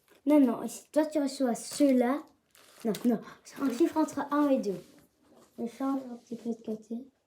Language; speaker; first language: French; native; French